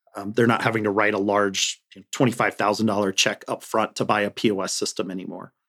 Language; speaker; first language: English; native; English